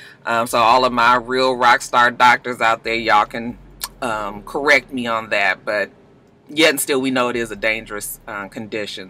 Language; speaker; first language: English; native; English